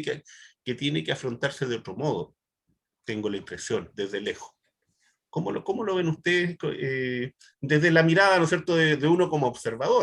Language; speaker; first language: Spanish; native; Spanish